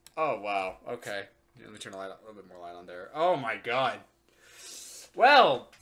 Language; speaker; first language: English; native; English